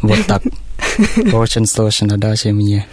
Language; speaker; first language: Russian; non-native, learner; Thai